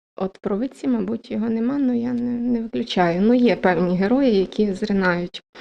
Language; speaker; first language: Ukrainian; native; Ukrainian